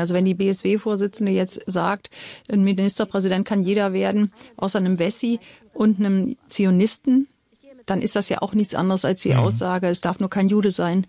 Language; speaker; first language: German; native; German